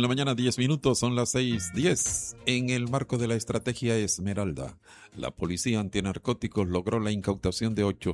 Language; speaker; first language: Spanish; native; Spanish